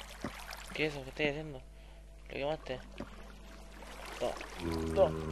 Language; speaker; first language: Spanish; native; Spanish